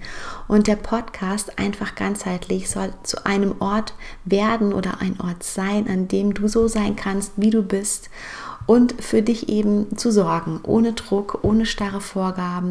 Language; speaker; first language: German; native; German